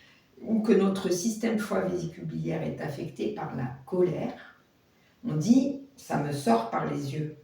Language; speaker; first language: French; native; French